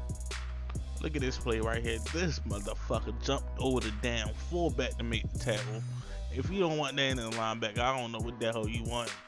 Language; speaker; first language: English; native; English